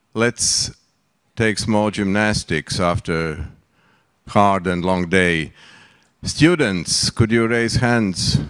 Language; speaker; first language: English; non-native, learner; Latvian